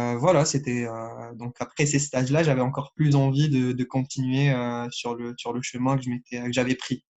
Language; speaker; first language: French; non-native, local second language; Arabic